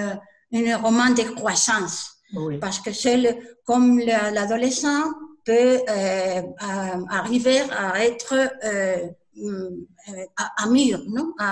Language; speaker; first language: French; non-native, learner; Spanish